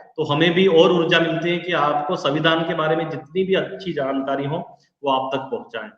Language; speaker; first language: Hindi; non-native, local second language; Marathi